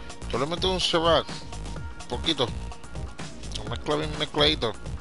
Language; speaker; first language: Spanish; early bilingual, heritage; Spanish